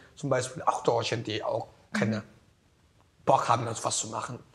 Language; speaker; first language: German; non-native, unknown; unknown